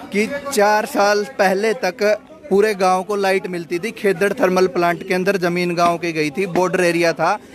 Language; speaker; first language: Hindi; native; Hindi